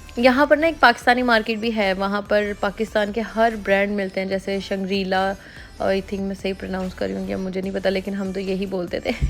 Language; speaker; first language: Urdu; native; Urdu